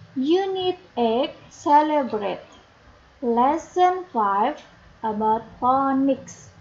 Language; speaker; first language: English; non-native, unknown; Indonesian